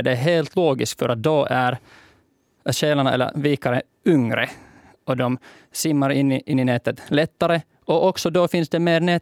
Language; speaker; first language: Swedish; native; Swedish